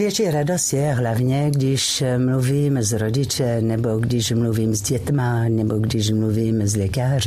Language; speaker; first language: Czech; non-native, fluent; French